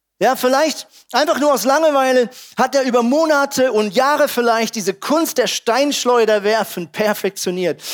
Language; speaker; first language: German; native; German